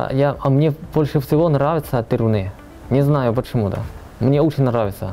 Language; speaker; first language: Russian; non-native, learner; Chinese